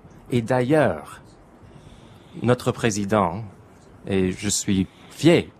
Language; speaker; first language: French; non-native, fluent; English